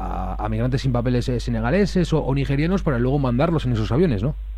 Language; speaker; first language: Spanish; native; Spanish